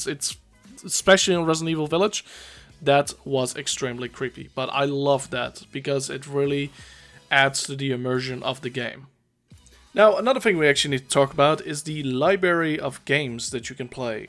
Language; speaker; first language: English; native; English